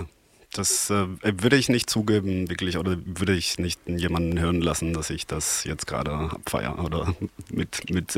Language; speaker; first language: German; non-native, fluent; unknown